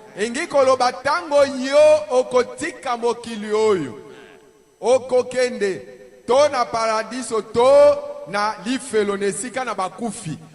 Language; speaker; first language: Lingala; native; Lingala